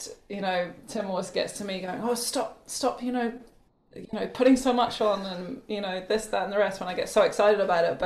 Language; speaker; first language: English; native; English